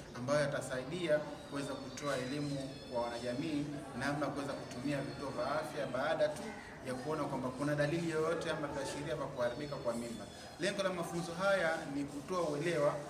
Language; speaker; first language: Swahili; native; Swahili